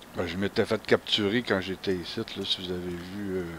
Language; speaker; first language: French; native; French